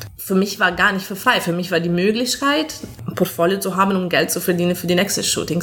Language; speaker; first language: German; non-native, fluent; Italian